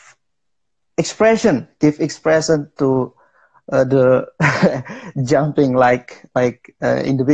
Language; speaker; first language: English; non-native, learner; Indonesian